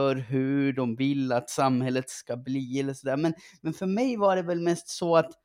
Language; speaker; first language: Swedish; native; Swedish